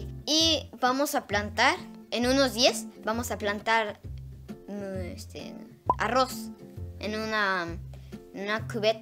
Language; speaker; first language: Spanish; early bilingual, heritage; Spanish